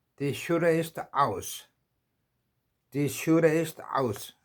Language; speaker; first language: German; non-native, learner; Korean